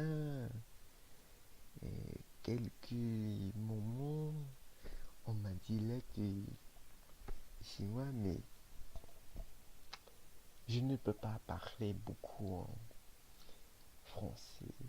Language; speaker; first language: French; non-native, learner; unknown